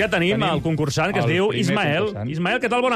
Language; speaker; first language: Catalan; native; Catalan